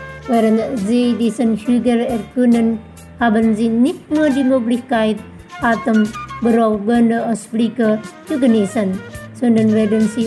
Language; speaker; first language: German; non-native, fluent; Indonesian